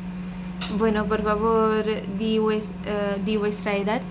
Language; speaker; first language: Spanish; early bilingual, other home language; Romanian